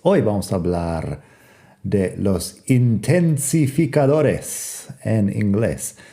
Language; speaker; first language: Spanish; non-native, fluent; English